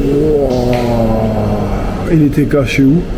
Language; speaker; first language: French; native; French